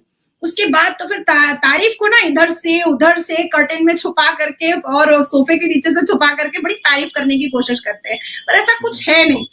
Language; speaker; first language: Hindi; native; Hindi